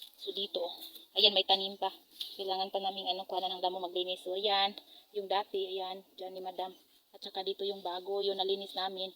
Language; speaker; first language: Filipino; non-native, local second language; Hiligaynon